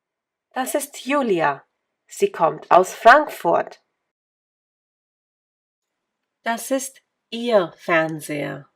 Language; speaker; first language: German; non-native, fluent; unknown